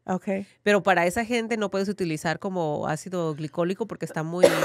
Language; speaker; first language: Spanish; early bilingual, heritage; Spanish